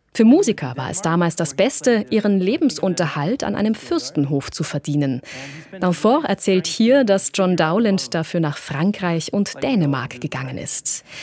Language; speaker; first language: German; native; German